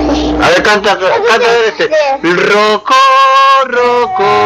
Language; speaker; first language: Spanish; native; Spanish